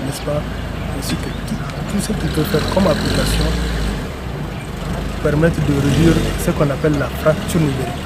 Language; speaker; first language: French; non-native, local second language; Hausa